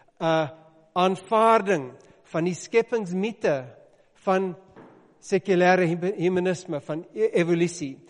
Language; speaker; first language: Afrikaans; non-native, local second language; English